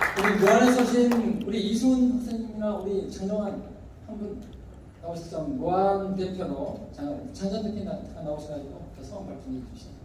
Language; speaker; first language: Korean; native; Korean